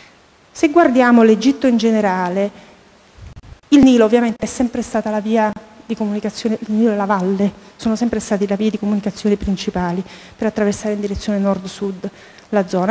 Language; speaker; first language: Italian; native; Italian